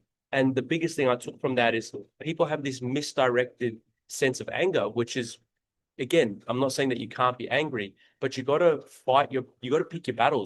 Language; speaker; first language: English; native; English